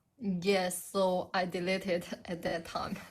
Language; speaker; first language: English; non-native, learner; Chinese